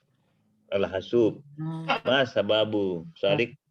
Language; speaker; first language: Arabic; non-native, learner; Indonesian